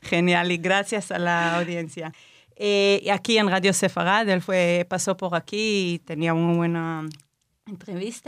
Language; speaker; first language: Spanish; non-native, fluent; Hebrew